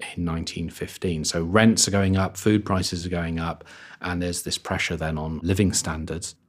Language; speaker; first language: English; native; English